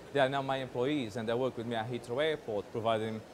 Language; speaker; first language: English; non-native, fluent; Portuguese